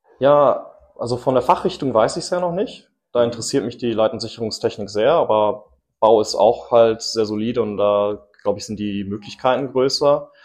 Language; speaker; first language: German; early bilingual, other home language; English